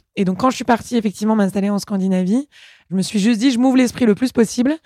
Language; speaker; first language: French; native; French